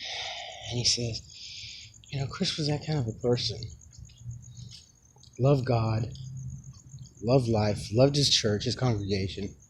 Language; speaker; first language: English; native; English